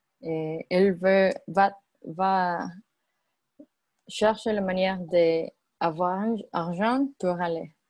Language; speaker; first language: French; non-native, learner; Spanish